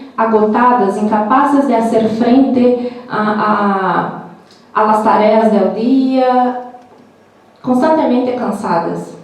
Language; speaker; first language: Spanish; non-native, learner; Portuguese